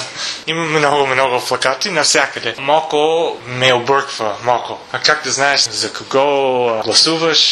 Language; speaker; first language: Bulgarian; non-native, learner; English